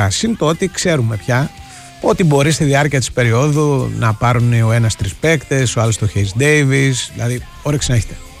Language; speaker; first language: Greek; native; Greek